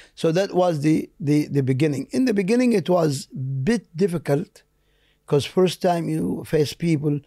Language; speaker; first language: English; non-native, fluent; Arabic